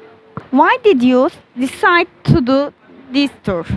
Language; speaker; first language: English; non-native, learner; Turkish